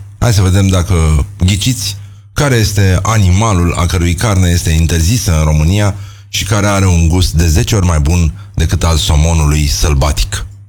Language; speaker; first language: Romanian; native; Romanian